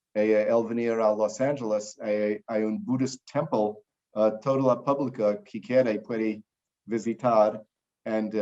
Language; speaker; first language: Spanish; non-native, learner; English